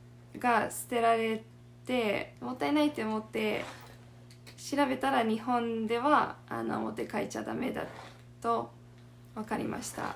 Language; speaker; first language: Japanese; non-native, fluent; English